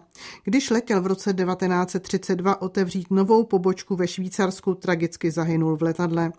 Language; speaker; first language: Czech; native; Czech